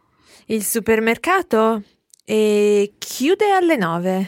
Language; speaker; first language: Italian; non-native, fluent; English